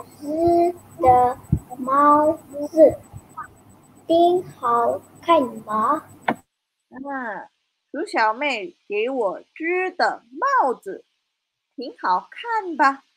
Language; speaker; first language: Chinese; non-native, fluent; Malay